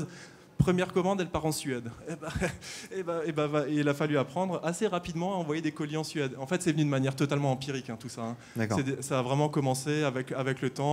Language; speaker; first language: French; native; French